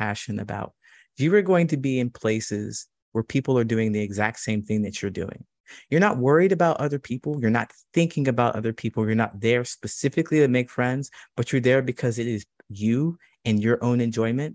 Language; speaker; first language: English; native; English